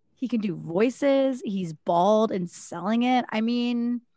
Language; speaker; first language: English; native; English